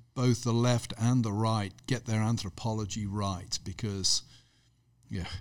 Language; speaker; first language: English; native; English